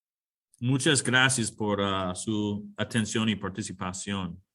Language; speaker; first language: Spanish; non-native, fluent; English